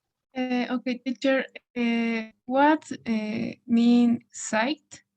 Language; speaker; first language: English; non-native, learner; Spanish